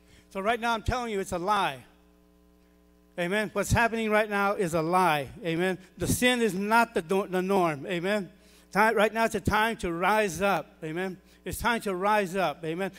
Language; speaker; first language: English; early bilingual, other home language; Spanish